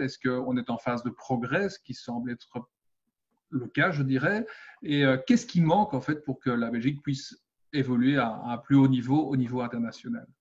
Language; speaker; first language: French; native; French